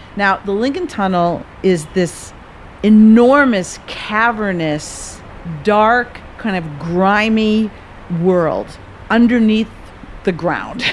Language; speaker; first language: English; native; English